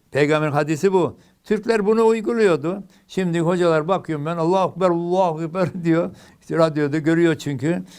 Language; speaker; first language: Turkish; native; Turkish